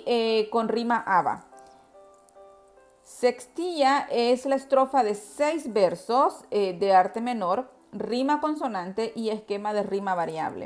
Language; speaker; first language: Spanish; native; Spanish